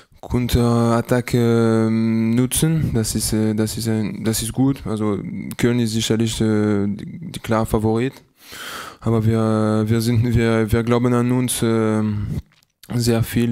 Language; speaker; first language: German; non-native, learner; French